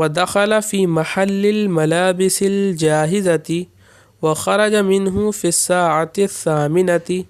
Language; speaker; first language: Arabic; non-native, fluent; Urdu